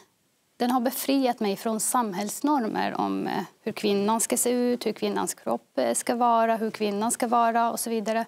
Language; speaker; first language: Swedish; early bilingual, other home language; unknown